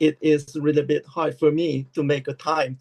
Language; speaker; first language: English; non-native, learner; Korean